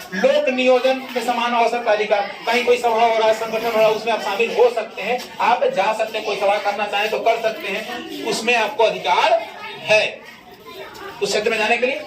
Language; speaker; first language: Hindi; native; Hindi